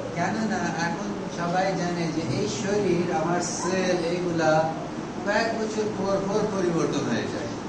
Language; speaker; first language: Bangla; non-native, fluent; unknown